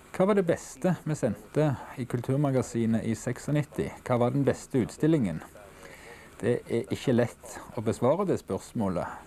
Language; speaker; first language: Norwegian; native; Norwegian